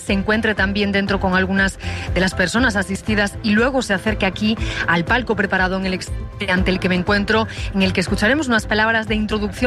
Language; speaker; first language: Spanish; native; Spanish